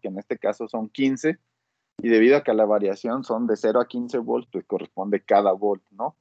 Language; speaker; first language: Spanish; native; Spanish